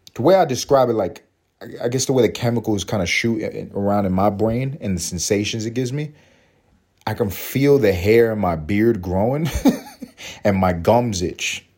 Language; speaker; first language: English; native; English